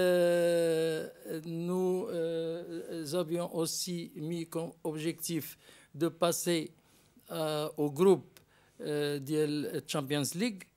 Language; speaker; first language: French; non-native, local second language; Arabic